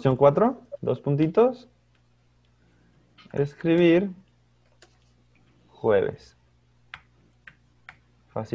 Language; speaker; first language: Spanish; native; Spanish